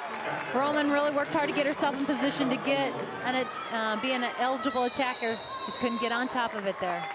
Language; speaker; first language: English; native; English